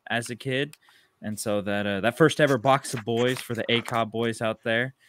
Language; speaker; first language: English; native; English